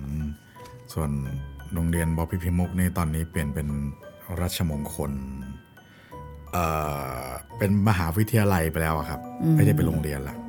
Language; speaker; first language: Thai; native; Thai